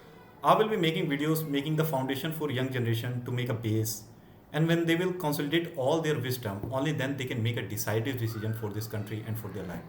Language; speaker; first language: English; non-native, local second language; Hindi